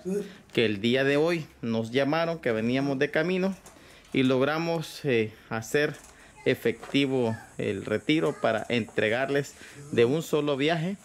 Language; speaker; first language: Spanish; native; Spanish